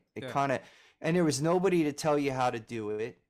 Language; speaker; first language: English; native; English